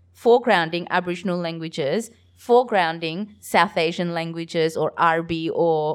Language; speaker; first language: English; early bilingual, other home language; Bangla